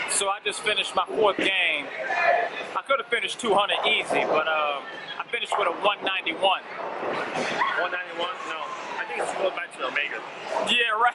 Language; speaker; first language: English; native; English